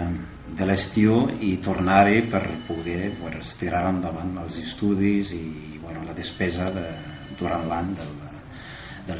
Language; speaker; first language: Catalan; non-native, fluent; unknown